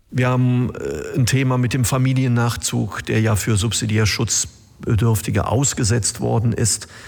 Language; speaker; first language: German; native; German